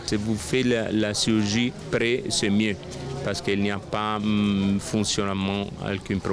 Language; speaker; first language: French; non-native, learner; Italian